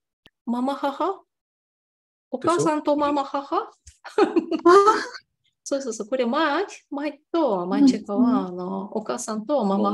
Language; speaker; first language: Japanese; non-native, fluent; Tatar